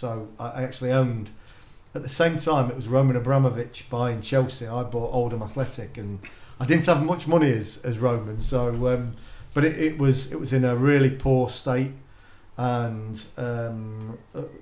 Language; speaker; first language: English; native; English